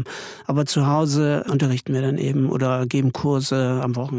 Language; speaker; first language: German; native; German